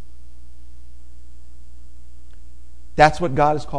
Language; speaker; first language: English; native; English